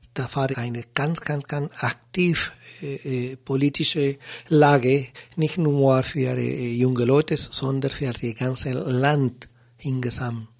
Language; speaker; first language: German; non-native, learner; Spanish